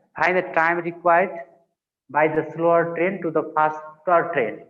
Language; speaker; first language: English; non-native, local second language; Nepali